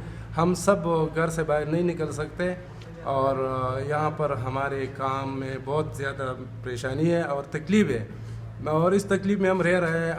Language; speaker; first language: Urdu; non-native, local second language; Pashto